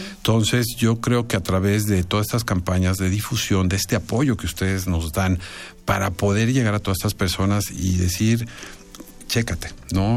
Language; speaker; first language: Spanish; native; Spanish